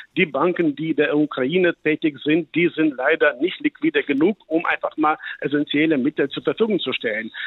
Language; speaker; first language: German; non-native, fluent; Ukrainian